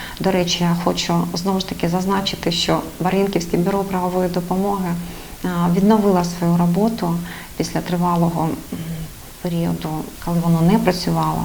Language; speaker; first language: Ukrainian; native; Ukrainian